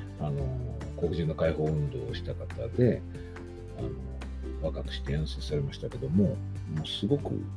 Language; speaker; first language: Japanese; native; Japanese